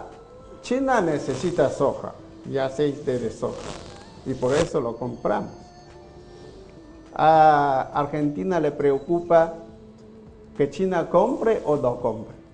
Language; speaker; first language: Spanish; non-native, fluent; Chinese